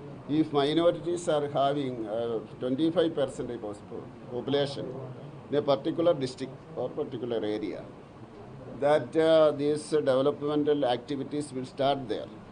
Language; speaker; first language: English; non-native, local second language; Malayalam